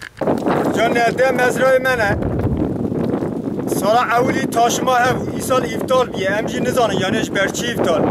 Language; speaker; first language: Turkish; non-native, local second language; Kurdish